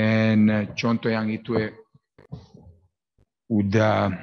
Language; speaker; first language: Indonesian; non-native, learner; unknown